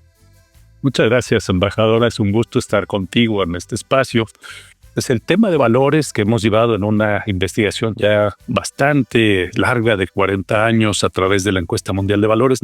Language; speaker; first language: Spanish; native; Spanish